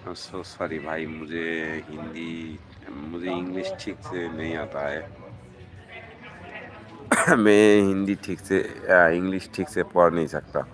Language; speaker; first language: Hindi; non-native, fluent; Bangla